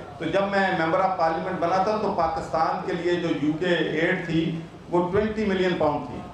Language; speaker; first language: Urdu; non-native, local second language; Punjabi